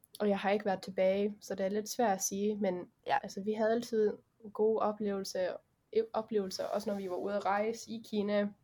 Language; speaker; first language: Danish; early bilingual, heritage; Danish